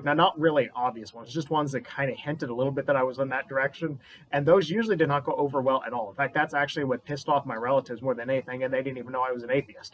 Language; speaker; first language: English; native; English